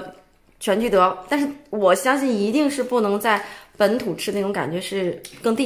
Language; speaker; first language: Chinese; native; Chinese